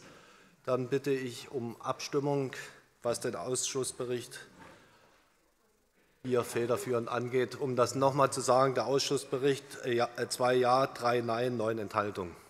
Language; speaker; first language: German; native; German